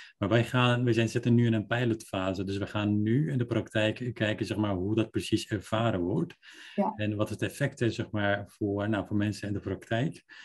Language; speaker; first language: Dutch; early bilingual, other home language; Persian